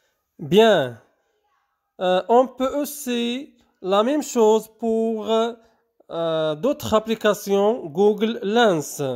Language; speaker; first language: French; non-native, local second language; Arabic